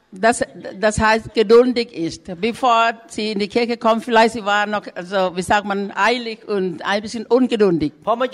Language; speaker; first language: German; non-native, learner; Thai